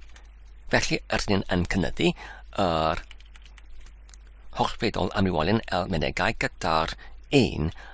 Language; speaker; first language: Welsh; non-native, learner; English